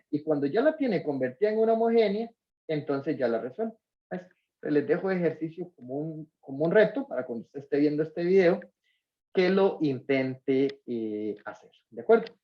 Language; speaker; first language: Spanish; native; Spanish